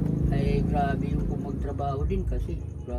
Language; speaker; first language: Filipino; native; Filipino